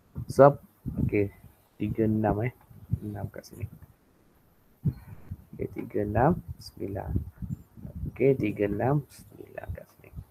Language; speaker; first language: Malay; native; Malay